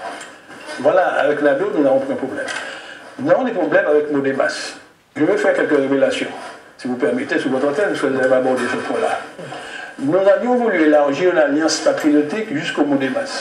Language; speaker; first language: French; native; French